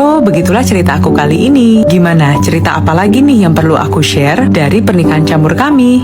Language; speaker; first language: Indonesian; native; Indonesian